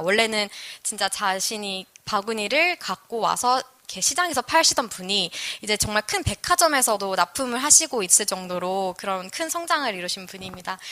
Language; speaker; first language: Korean; native; Korean